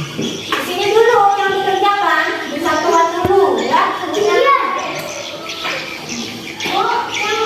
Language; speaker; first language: Indonesian; native; Indonesian